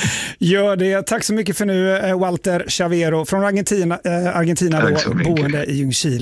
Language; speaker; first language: Swedish; native; Swedish